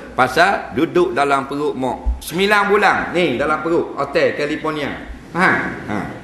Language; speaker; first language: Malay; native; Malay